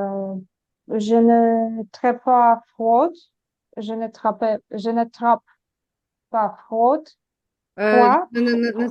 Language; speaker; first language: French; non-native, learner; Ukrainian